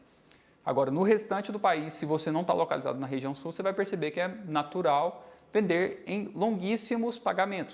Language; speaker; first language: Portuguese; native; Portuguese